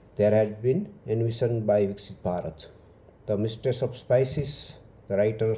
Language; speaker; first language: English; non-native, local second language; Hindi